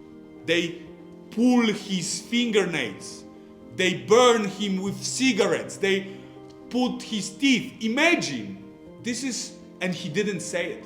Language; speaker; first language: English; non-native, fluent; Polish